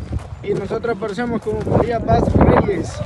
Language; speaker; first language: Spanish; native; Spanish